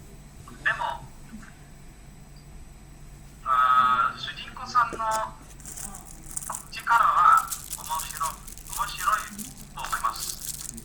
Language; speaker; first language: Japanese; non-native, learner; Indonesian